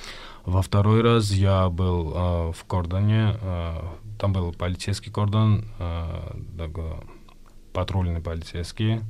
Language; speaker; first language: Russian; non-native, fluent; Georgian